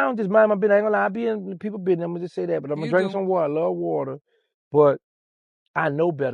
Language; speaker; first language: English; native; English